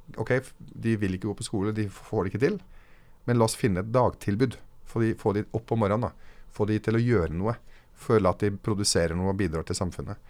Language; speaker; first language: Norwegian; early bilingual, other home language; Arabic